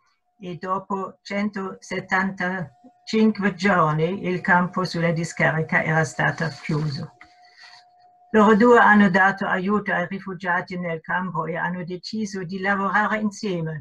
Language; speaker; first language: Italian; non-native, fluent; German